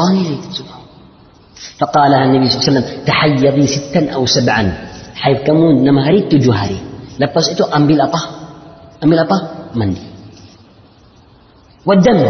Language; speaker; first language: Indonesian; non-native, learner; Arabic